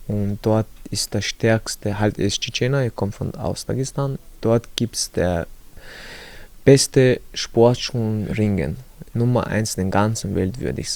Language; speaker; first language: German; non-native, learner; Chechen